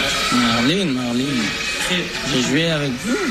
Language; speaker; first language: French; non-native, learner; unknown